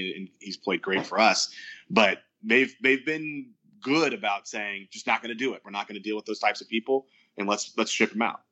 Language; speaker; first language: English; native; English